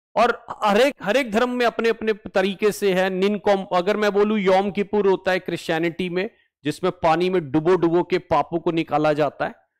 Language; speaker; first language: Hindi; native; Hindi